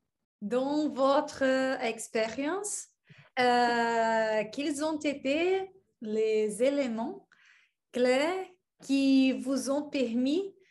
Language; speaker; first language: French; non-native, learner; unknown